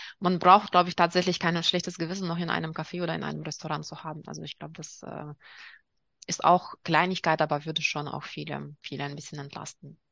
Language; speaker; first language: German; non-native, fluent; Russian